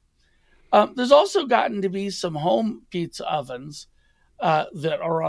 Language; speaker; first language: English; native; English